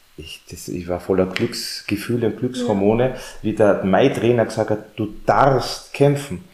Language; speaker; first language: German; native; German